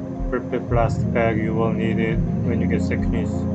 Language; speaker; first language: English; non-native, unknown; Korean